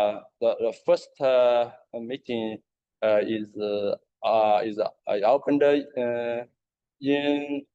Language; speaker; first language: English; non-native, learner; Chinese